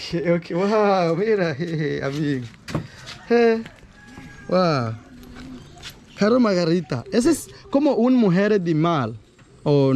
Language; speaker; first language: Spanish; non-native, learner; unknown